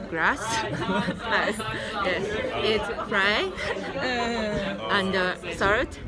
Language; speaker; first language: English; non-native, learner; Japanese